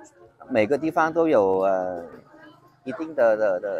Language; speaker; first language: Chinese; non-native, fluent; Vietnamese